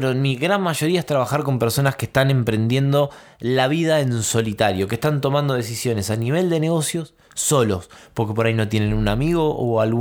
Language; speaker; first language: Spanish; native; Spanish